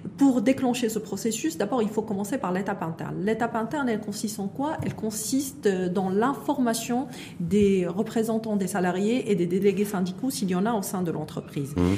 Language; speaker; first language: French; non-native, local second language; Arabic